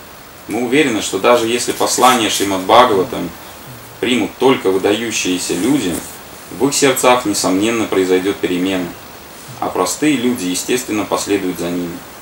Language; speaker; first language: Russian; native; Russian